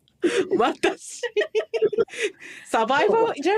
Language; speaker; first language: English; non-native, learner; Japanese